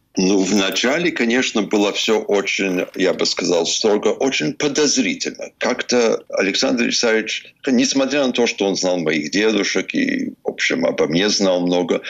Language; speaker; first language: Russian; non-native, fluent; English